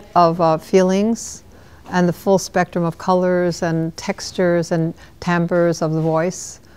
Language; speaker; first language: English; native; English